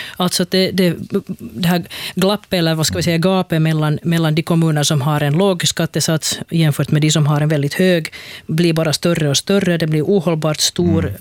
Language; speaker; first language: Swedish; native; Swedish